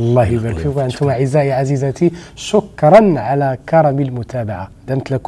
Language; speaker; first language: Arabic; native; Arabic